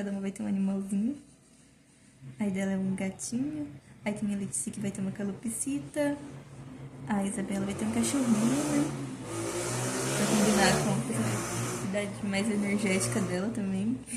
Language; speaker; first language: Portuguese; native; Portuguese